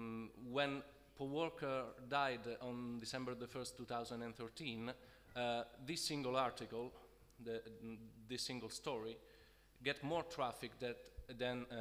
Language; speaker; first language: English; non-native, fluent; Italian